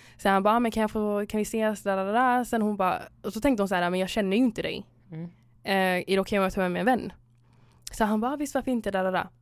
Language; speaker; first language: Swedish; early bilingual, other home language; Somali